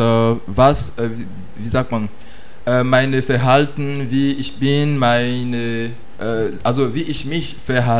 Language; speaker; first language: German; non-native, learner; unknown